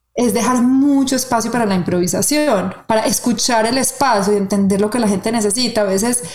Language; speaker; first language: Spanish; native; Spanish